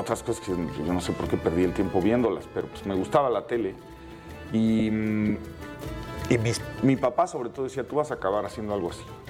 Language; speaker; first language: Spanish; native; Spanish